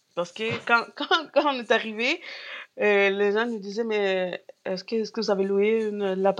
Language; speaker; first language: French; non-native, fluent; Spanish